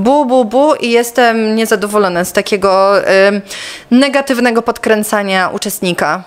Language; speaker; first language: Polish; native; Polish